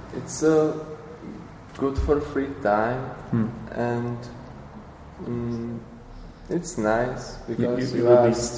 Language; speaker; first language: English; non-native, learner; Czech